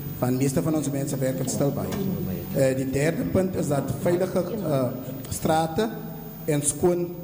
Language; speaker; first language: Afrikaans; non-native, local second language; Xhosa